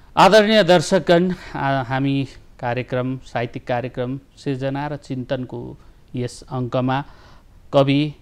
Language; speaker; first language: Nepali; native; Nepali